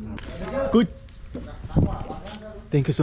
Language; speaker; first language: English; non-native, learner; Korean